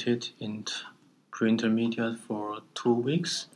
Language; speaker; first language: English; non-native, learner; Chinese